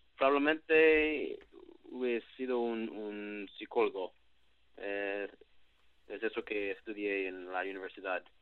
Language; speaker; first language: Spanish; non-native, learner; English